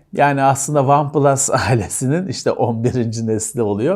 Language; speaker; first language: Turkish; native; Turkish